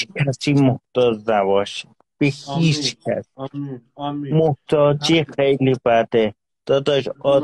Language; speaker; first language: Persian; non-native, local second language; Azerbaijani